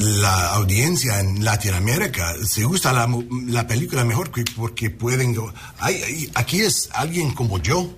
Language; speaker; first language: Spanish; non-native, learner; English